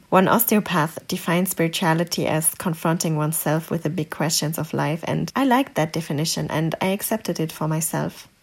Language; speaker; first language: English; non-native, fluent; German